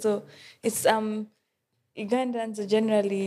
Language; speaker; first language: English; non-native, local second language; Ganda